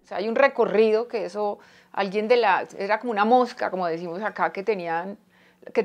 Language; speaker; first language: Spanish; native; Spanish